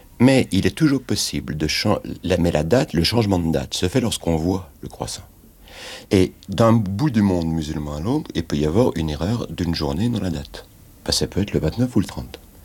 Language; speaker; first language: French; native; French